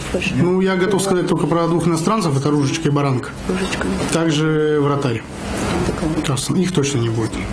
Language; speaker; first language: Russian; native; Russian